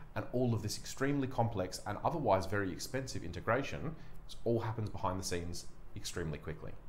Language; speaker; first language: English; native; English